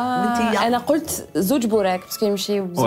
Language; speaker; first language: Arabic; native; Arabic